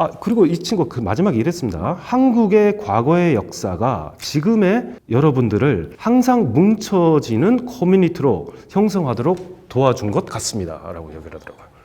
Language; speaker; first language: Korean; native; Korean